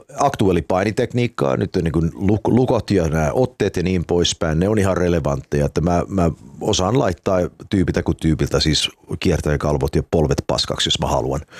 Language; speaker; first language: Finnish; early bilingual, heritage; Finnish